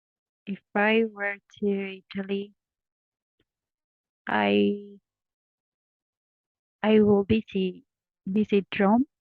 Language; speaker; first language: English; non-native, learner; Spanish